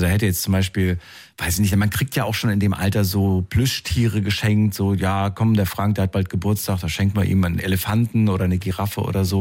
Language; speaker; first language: German; native; German